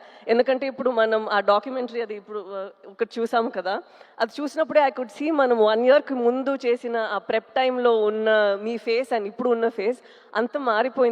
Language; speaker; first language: Telugu; non-native, local second language; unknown